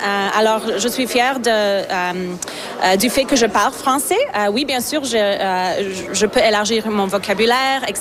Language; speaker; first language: French; non-native, fluent; Slovak